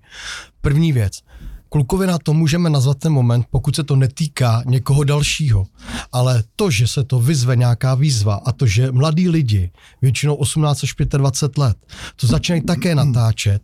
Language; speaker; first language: Czech; native; Czech